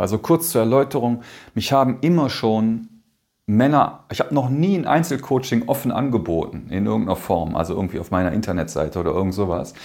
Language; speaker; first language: German; native; German